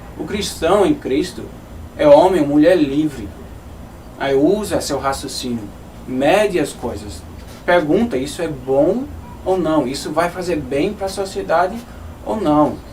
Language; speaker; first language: Portuguese; non-native, fluent; English